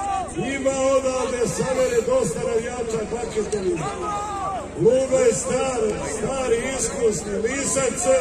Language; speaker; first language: Bosnian; native; Bosnian